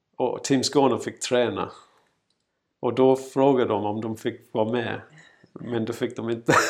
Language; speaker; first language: Swedish; non-native, fluent; English